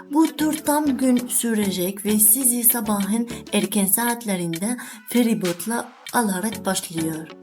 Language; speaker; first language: Turkish; non-native, learner; Arabic